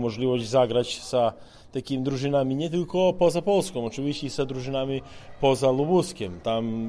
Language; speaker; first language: Polish; non-native, learner; Serbian